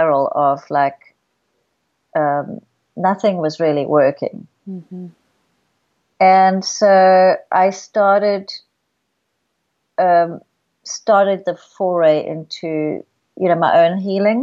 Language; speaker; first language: English; native; English